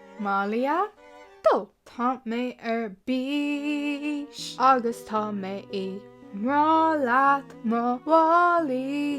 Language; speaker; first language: Irish; non-native, local second language; English